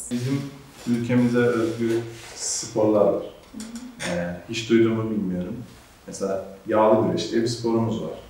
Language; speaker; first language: Turkish; native; Turkish